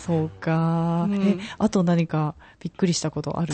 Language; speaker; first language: Japanese; native; Japanese